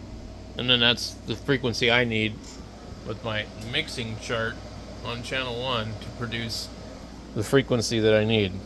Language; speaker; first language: English; native; English